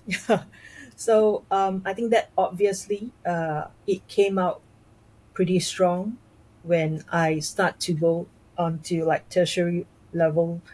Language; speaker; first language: English; non-native, local second language; Chinese